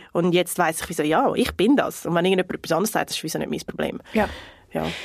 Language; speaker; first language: German; non-native, fluent; Portuguese